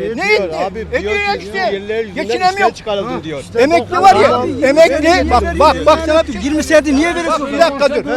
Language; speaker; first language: Turkish; native; Turkish